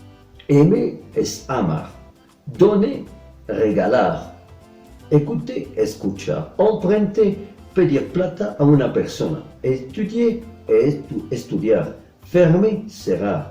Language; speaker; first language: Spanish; non-native, fluent; French